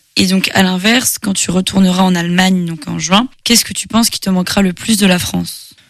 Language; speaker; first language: French; native; French